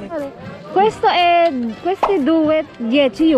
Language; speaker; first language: Italian; non-native, learner; Filipino